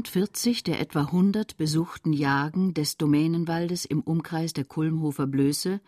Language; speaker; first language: German; native; German